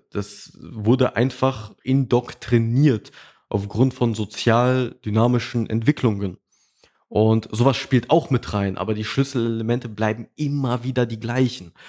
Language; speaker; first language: German; early bilingual, other home language; Russian